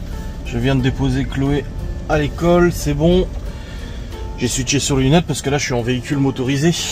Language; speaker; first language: French; native; French